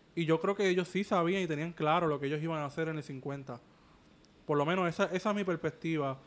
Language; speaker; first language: Spanish; native; Spanish